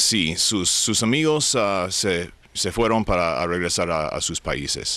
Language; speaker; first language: Spanish; non-native, learner; English